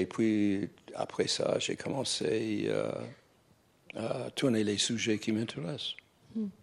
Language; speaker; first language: French; non-native, fluent; English